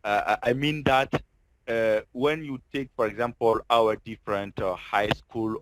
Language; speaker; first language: English; non-native, learner; French